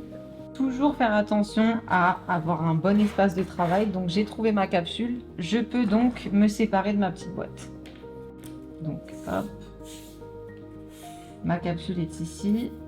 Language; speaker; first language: French; native; French